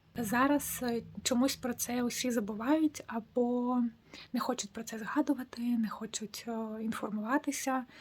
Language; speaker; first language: Ukrainian; non-native, local second language; Russian